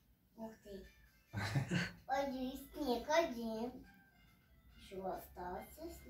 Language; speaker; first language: Russian; early bilingual, heritage; Russian